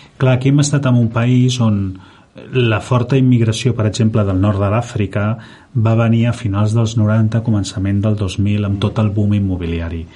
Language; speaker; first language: Catalan; native; Catalan